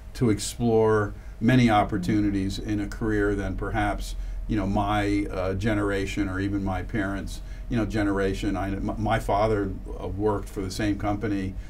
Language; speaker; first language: English; native; English